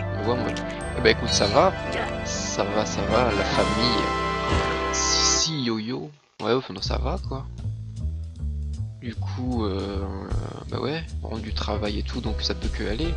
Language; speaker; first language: French; native; French